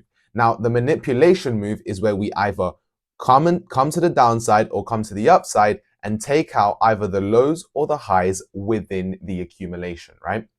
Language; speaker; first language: English; native; English